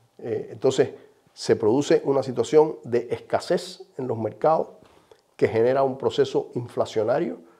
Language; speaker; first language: Spanish; native; Spanish